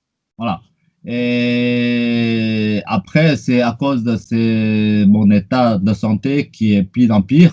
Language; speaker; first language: French; non-native, fluent; Chinese